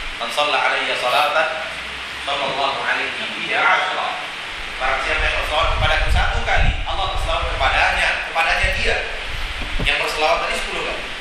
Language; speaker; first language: Indonesian; non-native, local second language; Minangkabau